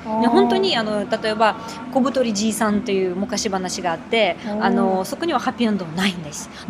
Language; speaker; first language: Japanese; non-native, fluent; Russian